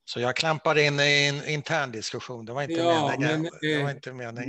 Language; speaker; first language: Swedish; native; Swedish